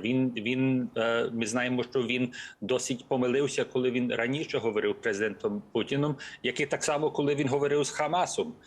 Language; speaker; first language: Ukrainian; early bilingual, heritage; English